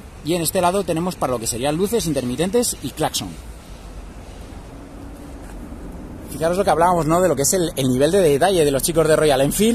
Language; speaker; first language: Spanish; native; Spanish